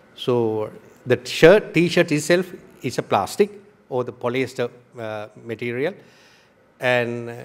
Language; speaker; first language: English; non-native, local second language; Sinhala